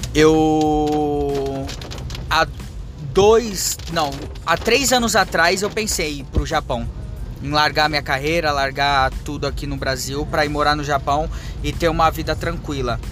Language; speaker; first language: Portuguese; early bilingual, other home language; Japanese